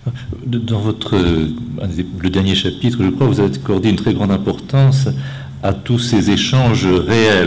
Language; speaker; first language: French; native; French